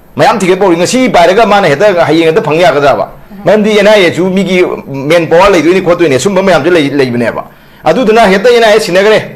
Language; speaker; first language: Manipuri; non-native, local second language; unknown